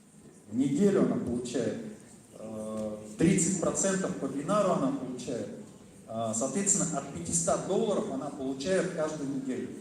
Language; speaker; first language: Russian; native; Russian